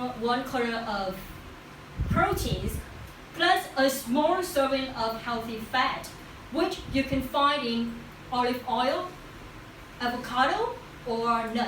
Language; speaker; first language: English; non-native, learner; Vietnamese